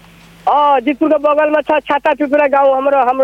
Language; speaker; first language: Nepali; non-native, local second language; Bhojpuri